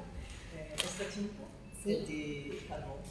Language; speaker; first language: Italian; non-native, learner; Portuguese